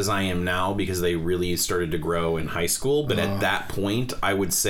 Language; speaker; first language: English; native; English